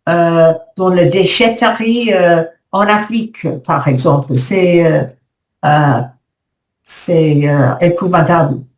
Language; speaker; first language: French; non-native, learner; English